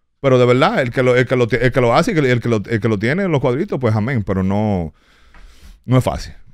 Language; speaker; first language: Spanish; early bilingual, heritage; Spanish